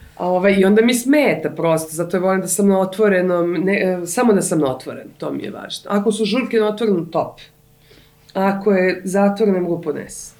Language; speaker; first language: Serbian; native; Serbian